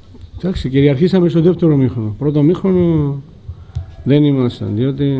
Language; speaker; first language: Greek; non-native, fluent; Georgian